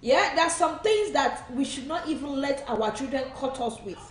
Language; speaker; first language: English; non-native, local second language; Yoruba